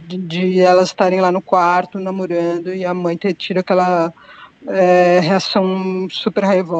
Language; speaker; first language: Portuguese; native; Portuguese